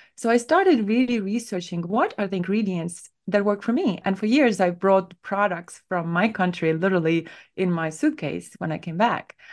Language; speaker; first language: English; non-native, fluent; Estonian